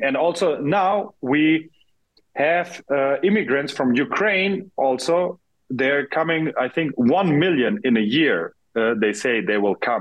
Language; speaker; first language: English; non-native, fluent; German